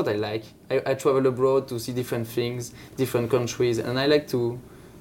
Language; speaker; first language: English; non-native, fluent; French